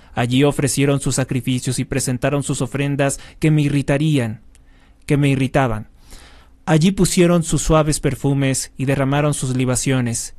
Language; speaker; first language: Spanish; native; Spanish